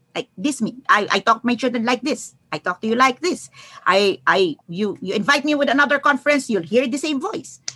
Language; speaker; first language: English; non-native, local second language; Filipino